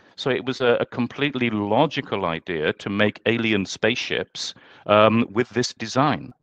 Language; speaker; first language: English; native; English